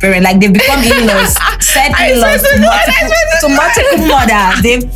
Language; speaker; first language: English; non-native, local second language; Igbo